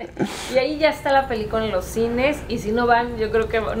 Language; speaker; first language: Spanish; native; Spanish